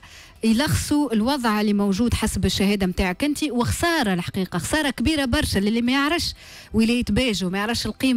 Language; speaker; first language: Arabic; native; Arabic